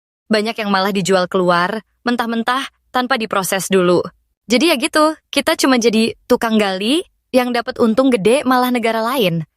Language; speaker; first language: Indonesian; native; Indonesian